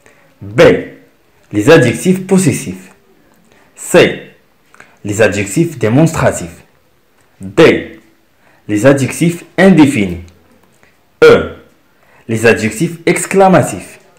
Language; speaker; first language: French; non-native, local second language; Arabic